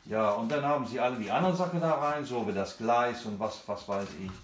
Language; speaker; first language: German; non-native, learner; English